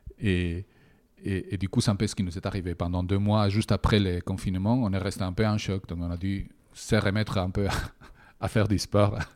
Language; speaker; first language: French; non-native, fluent; Spanish